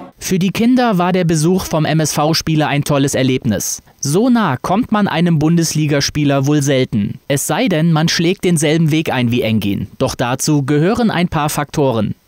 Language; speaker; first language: German; native; German